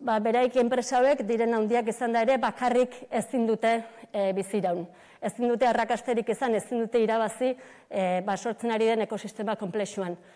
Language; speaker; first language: Basque; native; Basque